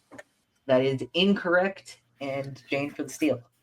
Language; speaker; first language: English; native; English